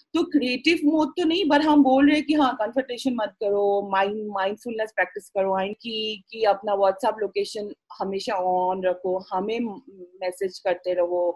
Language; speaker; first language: Hindi; non-native, local second language; Assamese